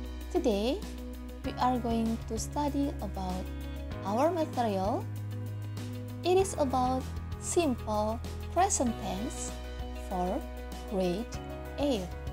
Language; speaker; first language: English; non-native, fluent; Indonesian